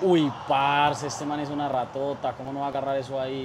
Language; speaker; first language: Spanish; native; Spanish